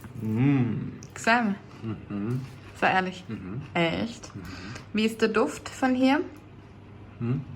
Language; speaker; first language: German; non-native, fluent; Turkish